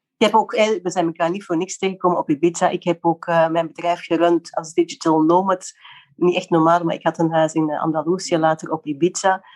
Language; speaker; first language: Dutch; native; Dutch